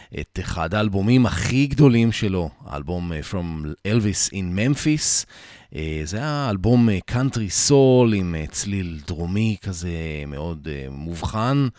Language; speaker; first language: Hebrew; native; Hebrew